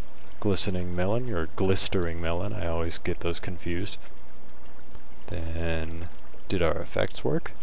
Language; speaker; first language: English; native; English